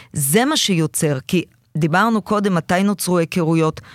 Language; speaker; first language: Hebrew; early bilingual, other home language; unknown